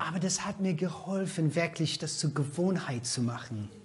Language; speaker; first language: German; non-native, fluent; English